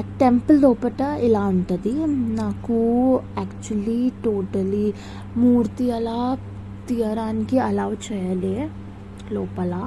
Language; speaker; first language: Telugu; non-native, local second language; Marathi